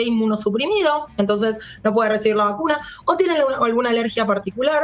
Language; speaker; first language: Spanish; native; Spanish